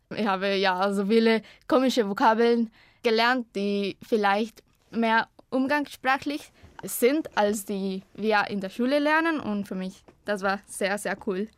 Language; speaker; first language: German; non-native, fluent; Spanish